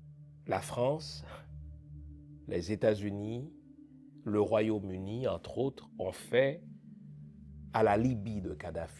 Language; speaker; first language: French; non-native, local second language; Haitian Creole